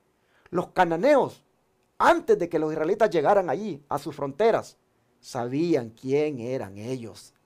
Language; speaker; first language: Spanish; native; Spanish